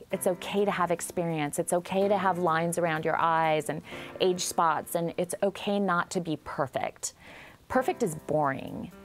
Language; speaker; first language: English; native; English